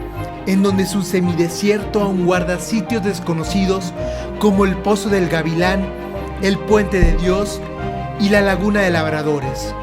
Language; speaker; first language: Spanish; native; Spanish